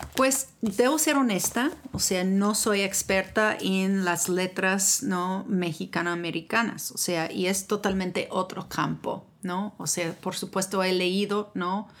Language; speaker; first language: Spanish; non-native, fluent; English